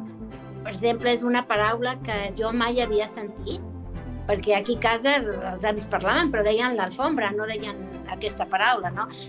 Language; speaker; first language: Catalan; early bilingual, heritage; Catalan